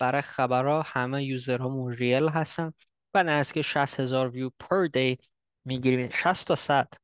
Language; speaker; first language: Persian; early bilingual, heritage; Persian